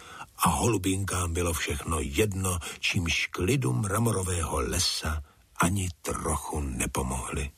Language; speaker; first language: Czech; native; Czech